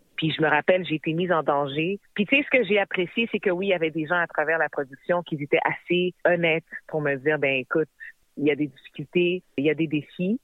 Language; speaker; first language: French; native; French